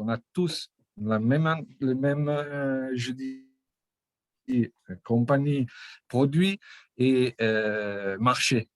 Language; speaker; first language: French; non-native, fluent; Portuguese